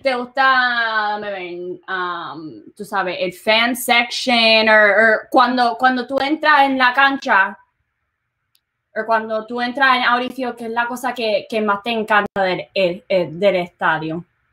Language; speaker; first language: Spanish; native; Spanish